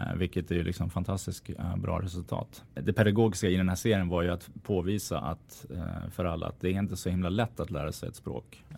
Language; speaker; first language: Swedish; native; Swedish